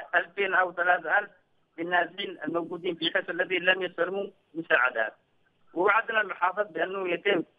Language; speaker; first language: Arabic; native; Arabic